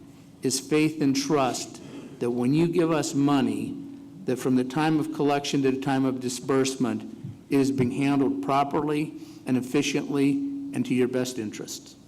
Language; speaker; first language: English; native; English